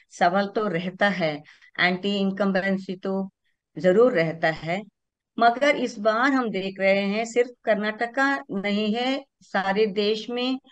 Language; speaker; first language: Hindi; non-native, local second language; Kannada